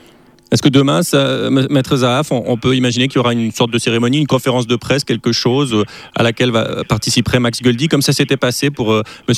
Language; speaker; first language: French; native; French